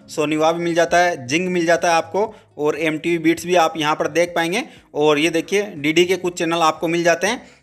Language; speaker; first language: Hindi; native; Hindi